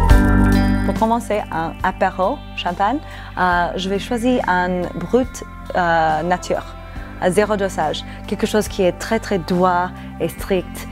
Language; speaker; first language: French; non-native, fluent; English